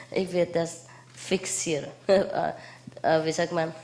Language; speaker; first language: German; non-native, learner; Vietnamese